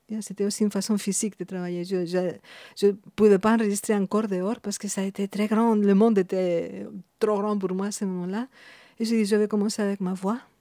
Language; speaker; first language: French; non-native, fluent; Spanish